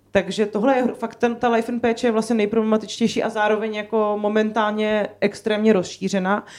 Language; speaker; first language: Czech; native; Czech